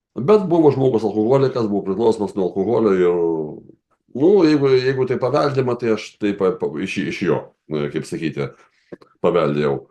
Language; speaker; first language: Lithuanian; native; Lithuanian